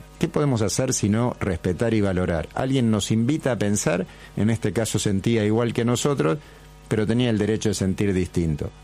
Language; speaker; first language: Spanish; native; Spanish